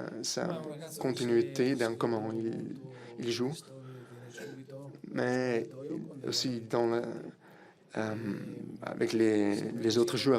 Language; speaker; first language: French; non-native, fluent; Italian